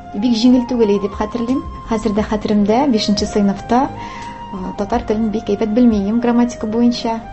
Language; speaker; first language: Tatar; non-native, local second language; Russian